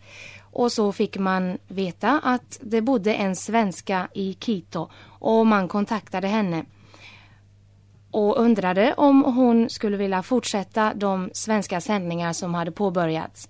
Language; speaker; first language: Swedish; native; Swedish